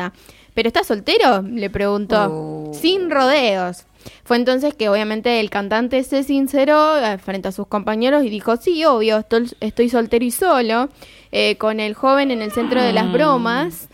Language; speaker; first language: Spanish; native; Spanish